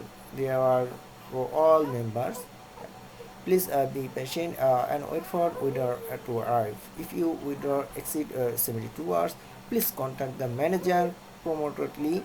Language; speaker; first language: English; non-native, local second language; Bangla